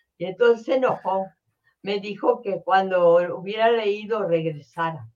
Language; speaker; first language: Spanish; early bilingual, other home language; French